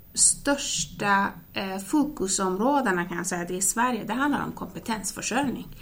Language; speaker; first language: Swedish; non-native, fluent; Persian